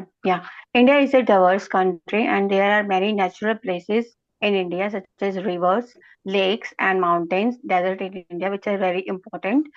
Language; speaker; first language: English; non-native, learner; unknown